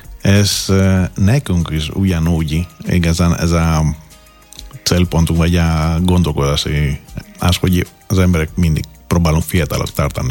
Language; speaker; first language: Hungarian; non-native, fluent; Greek